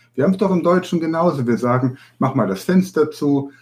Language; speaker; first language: German; native; German